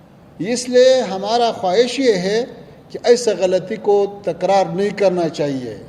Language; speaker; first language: Hindi; non-native, fluent; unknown